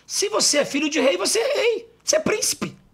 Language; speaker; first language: Portuguese; native; Portuguese